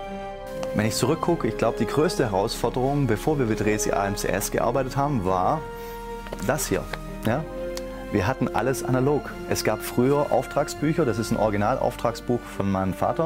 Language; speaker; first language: German; native; German